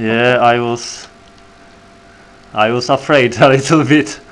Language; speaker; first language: English; non-native, learner; Polish